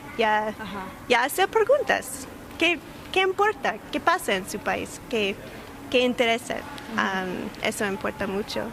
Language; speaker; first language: Spanish; non-native, learner; English